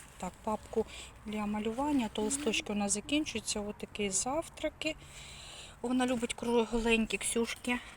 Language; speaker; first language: Ukrainian; native; Ukrainian